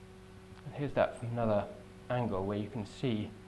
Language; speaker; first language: English; native; English